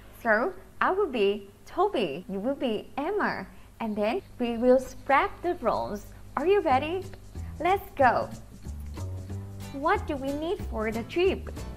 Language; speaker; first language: English; non-native, fluent; Vietnamese